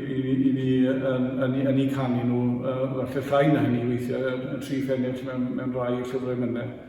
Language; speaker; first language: Welsh; native; Welsh